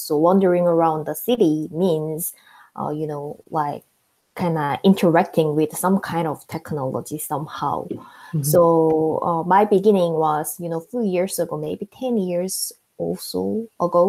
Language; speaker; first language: English; non-native, fluent; Korean